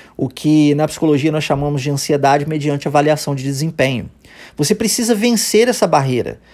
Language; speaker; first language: Portuguese; early bilingual, heritage; Portuguese